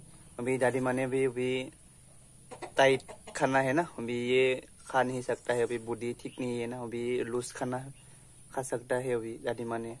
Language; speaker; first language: Hindi; non-native, local second language; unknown